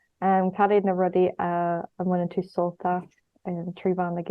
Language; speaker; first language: Irish; non-native, local second language; English